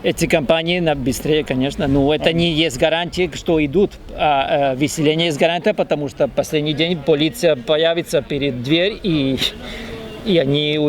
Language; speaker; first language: Russian; non-native, fluent; Spanish